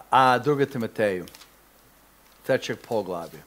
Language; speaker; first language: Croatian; non-native, fluent; English